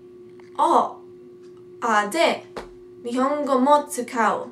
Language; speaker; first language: Japanese; non-native, learner; English